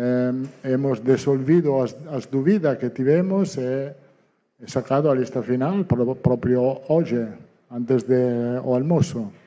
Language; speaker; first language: Portuguese; non-native, fluent; Italian